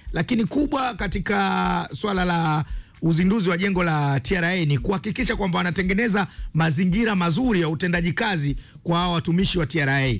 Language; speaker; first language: Swahili; native; Swahili